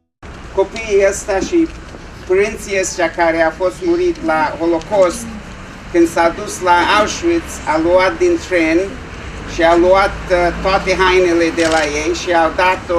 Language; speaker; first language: Romanian; non-native, local second language; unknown